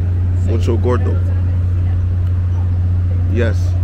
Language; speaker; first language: Spanish; non-native, learner; English